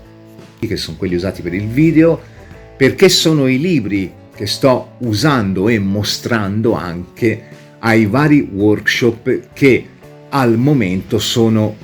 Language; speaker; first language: Italian; native; Italian